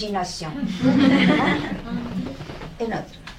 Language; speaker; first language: French; non-native, fluent; Spanish